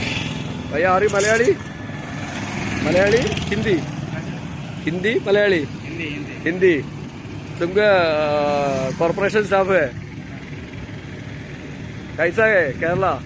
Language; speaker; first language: Hindi; non-native, learner; Malayalam